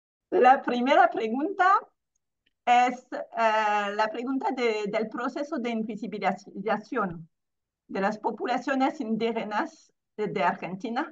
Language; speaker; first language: Spanish; non-native, fluent; French